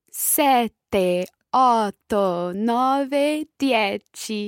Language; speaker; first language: Italian; non-native, learner; English